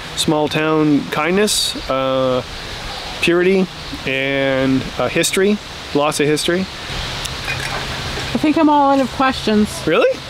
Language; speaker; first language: English; native; English